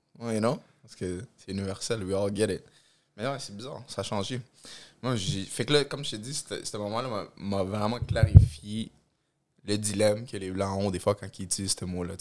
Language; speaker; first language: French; early bilingual, other home language; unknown